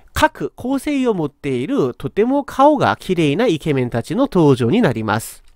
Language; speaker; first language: Japanese; non-native, fluent; Korean